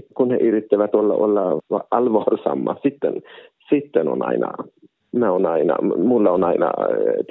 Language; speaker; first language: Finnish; non-native, local second language; Swedish